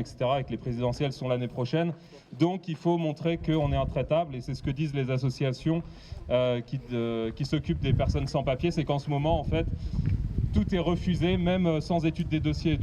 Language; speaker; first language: French; native; French